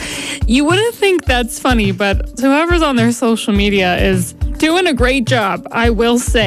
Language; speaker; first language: English; native; English